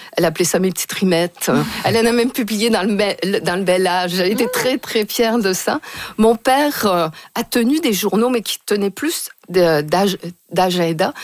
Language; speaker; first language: French; native; French